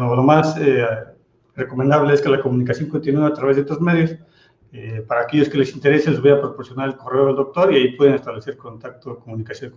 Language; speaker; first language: Spanish; native; Spanish